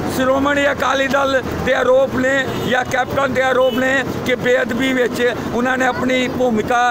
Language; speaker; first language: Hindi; non-native, local second language; Punjabi